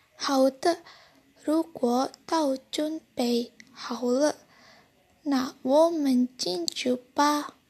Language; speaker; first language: Chinese; non-native, learner; Indonesian